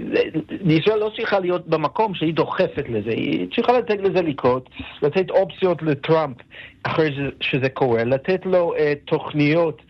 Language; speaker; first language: Hebrew; non-native, fluent; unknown